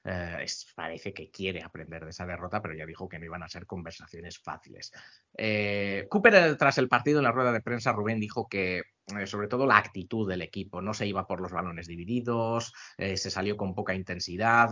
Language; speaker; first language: Spanish; native; Spanish